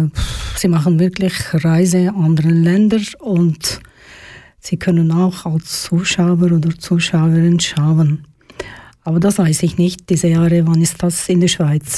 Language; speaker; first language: German; non-native, learner; Georgian